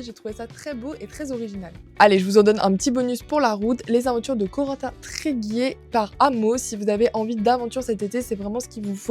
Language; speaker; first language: French; native; French